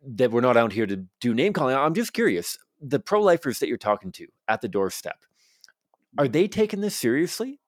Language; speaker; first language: English; native; English